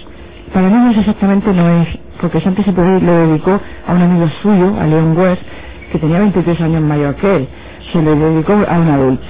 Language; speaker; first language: Spanish; native; Spanish